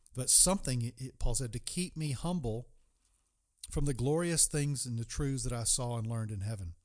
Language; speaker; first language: English; native; English